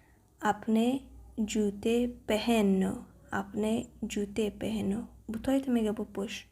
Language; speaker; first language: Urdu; non-native, fluent; Persian